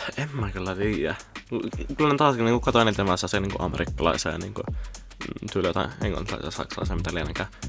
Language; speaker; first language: Finnish; early bilingual, heritage; Finnish